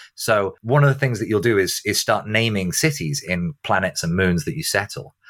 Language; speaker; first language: English; native; English